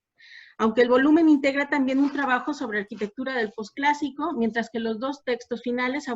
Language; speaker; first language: Spanish; native; Spanish